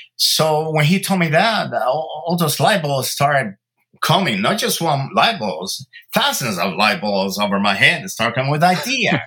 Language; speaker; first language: English; early bilingual, other home language; Spanish